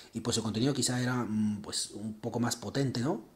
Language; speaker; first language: Spanish; native; Spanish